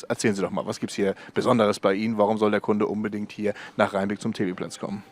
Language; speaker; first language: German; native; German